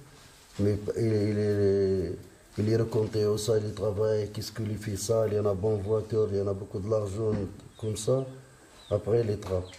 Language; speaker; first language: French; non-native, learner; Arabic